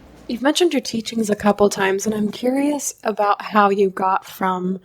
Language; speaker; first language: English; native; English